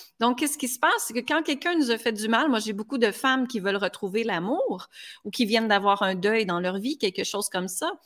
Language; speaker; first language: French; native; French